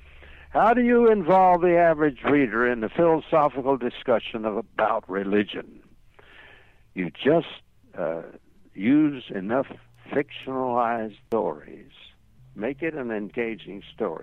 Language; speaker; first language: English; native; English